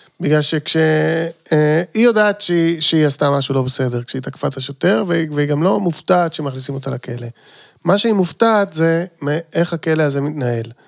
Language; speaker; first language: Hebrew; native; Hebrew